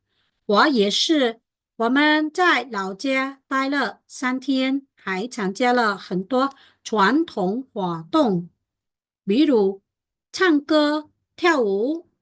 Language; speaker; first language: Chinese; non-native, fluent; Khmer